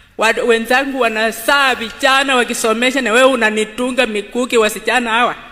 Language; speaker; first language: Swahili; non-native, local second language; Luyia